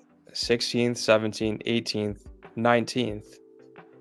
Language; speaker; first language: English; native; English